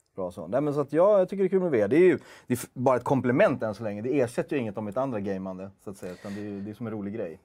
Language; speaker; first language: Swedish; native; Swedish